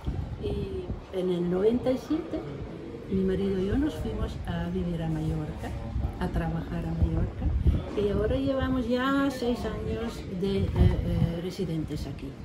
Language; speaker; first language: Spanish; non-native, fluent; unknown